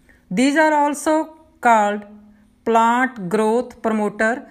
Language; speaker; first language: English; non-native, local second language; Punjabi